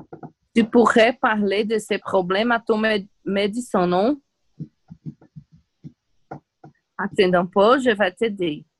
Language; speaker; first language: French; non-native, learner; Portuguese